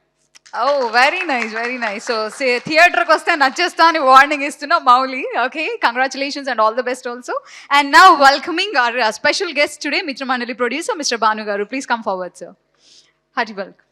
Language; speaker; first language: Telugu; native; Telugu